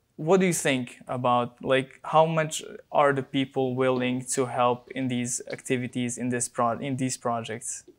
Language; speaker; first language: English; non-native, fluent; Albanian